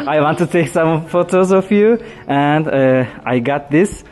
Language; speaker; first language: English; non-native, learner; Turkish